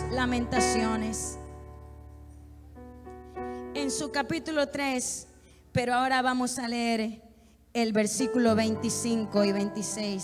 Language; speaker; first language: Spanish; native; Spanish